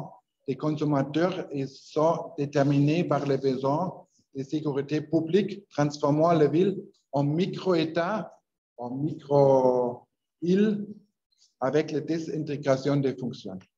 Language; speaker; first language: French; non-native, learner; Spanish